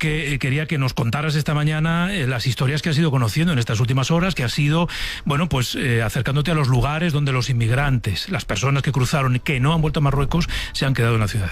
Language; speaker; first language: Spanish; native; Spanish